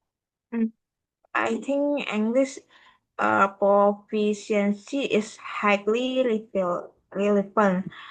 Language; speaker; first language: English; non-native, learner; Indonesian